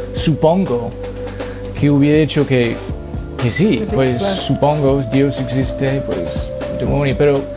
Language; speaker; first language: Spanish; non-native, fluent; English